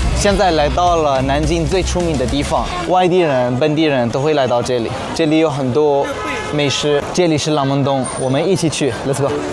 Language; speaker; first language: Chinese; non-native, fluent; Arabic